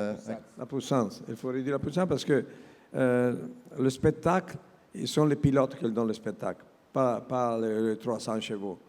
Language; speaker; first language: French; non-native, learner; Italian